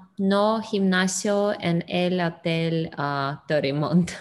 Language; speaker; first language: Spanish; non-native, learner; English